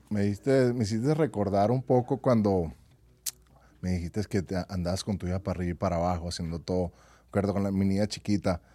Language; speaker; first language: Spanish; native; Spanish